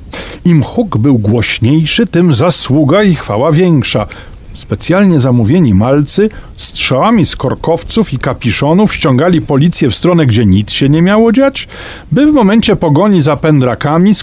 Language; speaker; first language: Polish; native; Polish